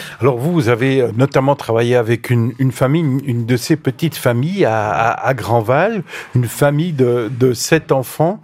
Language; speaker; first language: French; native; French